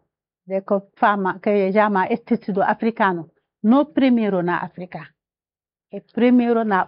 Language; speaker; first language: Portuguese; non-native, learner; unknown